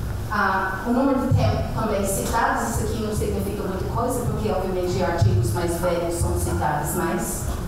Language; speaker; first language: Portuguese; native; Portuguese